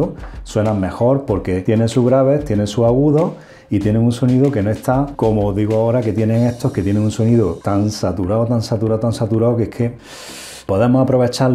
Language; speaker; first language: Spanish; native; Spanish